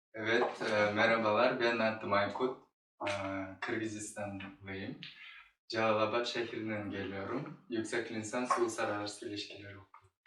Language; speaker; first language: Turkish; non-native, learner; Kyrgyz